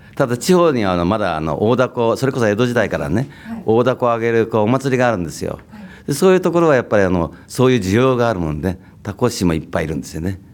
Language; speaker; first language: Japanese; native; Japanese